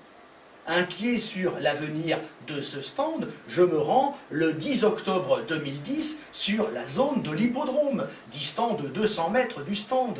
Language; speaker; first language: French; native; French